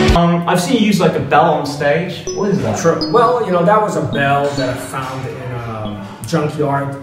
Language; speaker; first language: English; native; English